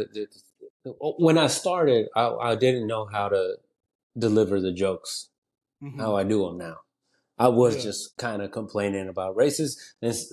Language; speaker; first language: English; early bilingual, other home language; Spanish